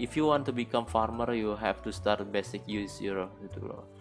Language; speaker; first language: English; non-native, learner; Indonesian